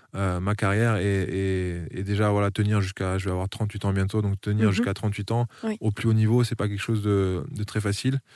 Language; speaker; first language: French; native; French